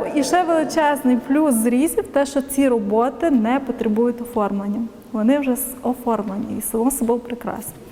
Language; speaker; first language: Ukrainian; native; Ukrainian